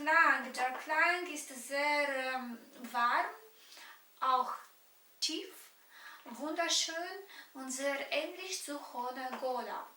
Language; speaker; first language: German; non-native, fluent; Romanian